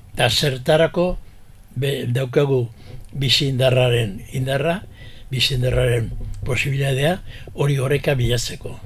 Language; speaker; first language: Basque; early bilingual, heritage; Basque